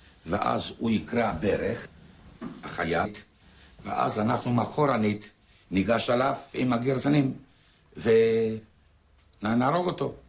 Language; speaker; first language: Hebrew; non-native, fluent; Polish